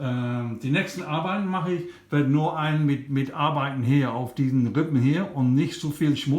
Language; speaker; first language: German; non-native, learner; English